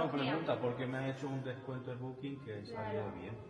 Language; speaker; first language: Spanish; non-native, learner; Armenian